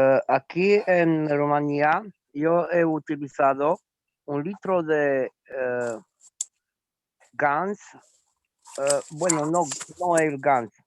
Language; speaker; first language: Spanish; non-native, fluent; Romanian